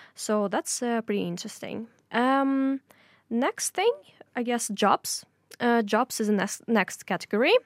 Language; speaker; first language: English; non-native, fluent; Russian